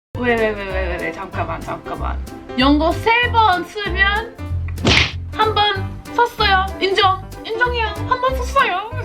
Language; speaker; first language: Korean; non-native, fluent; English